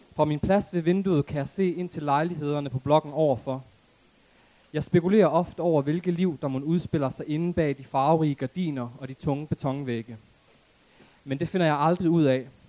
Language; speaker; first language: Danish; early bilingual, other home language; Arabic